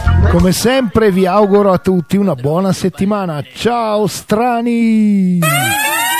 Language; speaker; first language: Italian; native; Italian